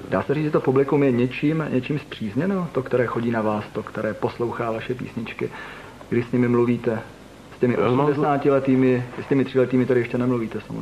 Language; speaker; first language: Czech; native; Czech